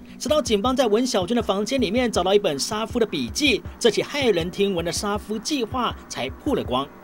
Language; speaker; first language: Chinese; native; Chinese